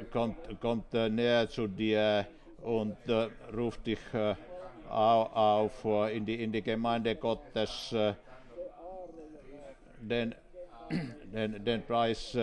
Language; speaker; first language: German; non-native, fluent; Finnish